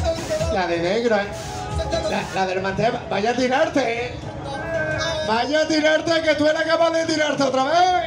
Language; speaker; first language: Spanish; native; Spanish